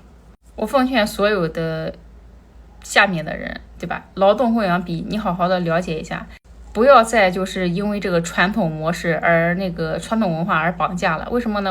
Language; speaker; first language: Chinese; native; Chinese